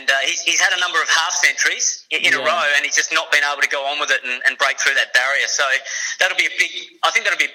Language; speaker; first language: English; native; English